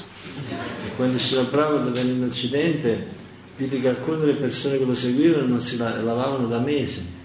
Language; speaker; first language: Italian; native; Italian